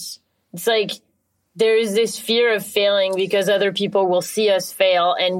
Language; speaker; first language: English; non-native, fluent; French